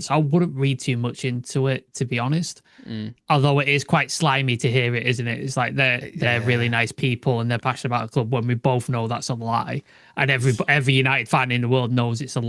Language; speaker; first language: English; native; English